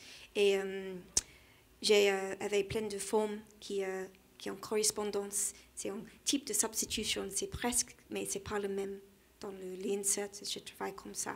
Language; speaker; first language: French; non-native, learner; English